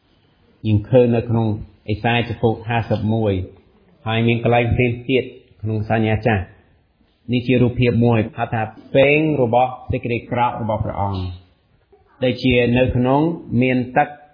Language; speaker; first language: Khmer; non-native, fluent; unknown